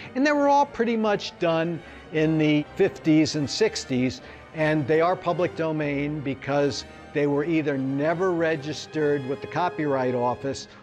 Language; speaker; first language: English; native; English